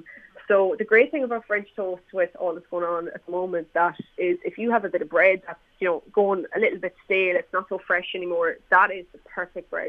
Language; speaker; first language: English; native; English